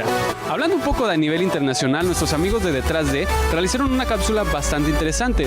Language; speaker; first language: Spanish; native; Spanish